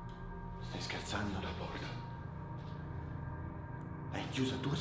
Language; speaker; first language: Italian; native; Italian